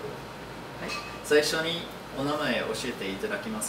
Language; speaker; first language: Japanese; non-native, learner; English